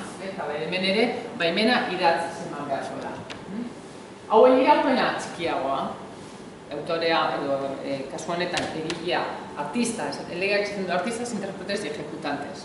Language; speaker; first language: Basque; native; Basque